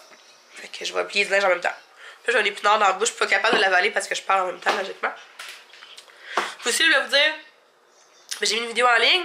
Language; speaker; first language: French; native; French